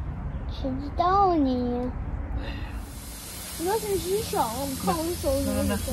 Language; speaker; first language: Chinese; early bilingual, heritage; Chinese